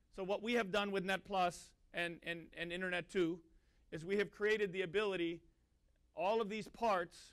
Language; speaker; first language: English; native; English